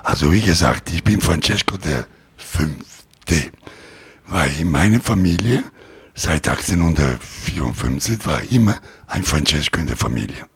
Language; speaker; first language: German; non-native, learner; Italian